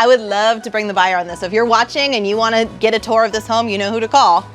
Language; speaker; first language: English; native; English